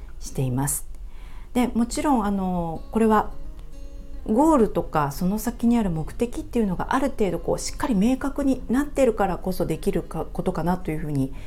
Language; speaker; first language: Japanese; native; Japanese